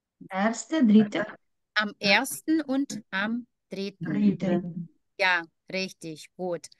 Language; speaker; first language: German; non-native, fluent; Ukrainian